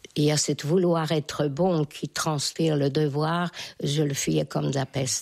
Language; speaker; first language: French; non-native, fluent; Hungarian